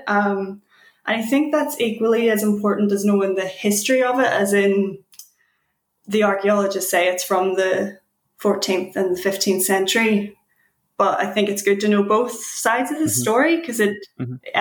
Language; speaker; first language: English; native; English